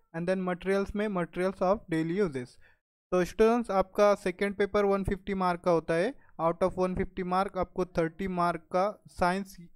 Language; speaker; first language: Hindi; non-native, local second language; Marathi